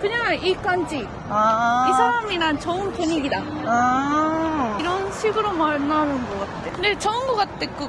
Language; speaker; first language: Korean; non-native, fluent; Japanese